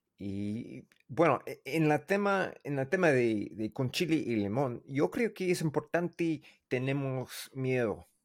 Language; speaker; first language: Spanish; non-native, learner; English